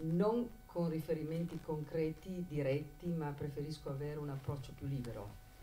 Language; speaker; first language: Italian; native; Italian